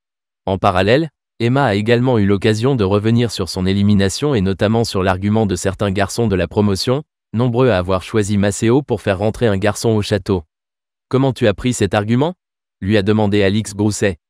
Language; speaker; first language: French; native; French